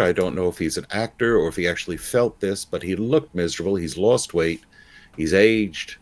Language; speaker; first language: English; native; English